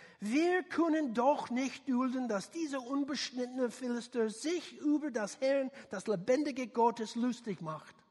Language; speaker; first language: German; non-native, learner; English